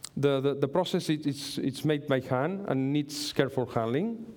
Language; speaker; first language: English; non-native, learner; Spanish